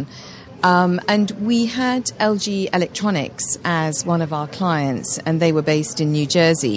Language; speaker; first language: English; native; English